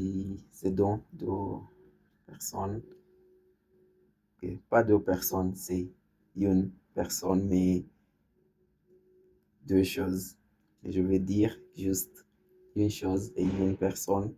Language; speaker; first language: French; non-native, learner; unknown